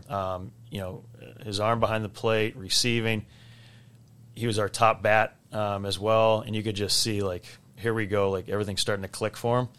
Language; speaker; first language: English; native; English